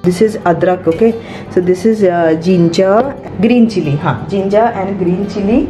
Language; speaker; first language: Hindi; non-native, local second language; Bangla